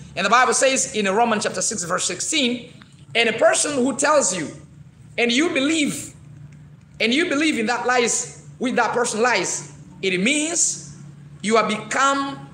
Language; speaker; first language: English; non-native, local second language; Swahili